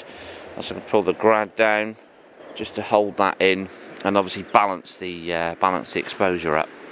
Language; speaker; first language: English; native; English